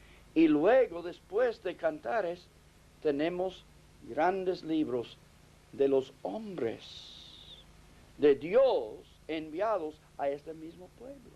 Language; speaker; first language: Spanish; non-native, fluent; English